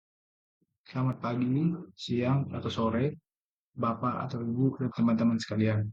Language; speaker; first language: Indonesian; native; Indonesian